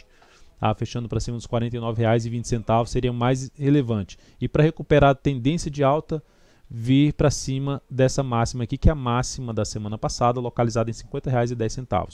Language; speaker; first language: Portuguese; native; Portuguese